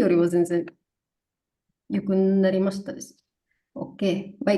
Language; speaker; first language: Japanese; non-native, fluent; Indonesian